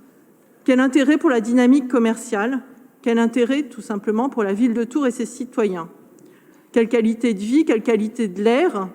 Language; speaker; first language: French; native; French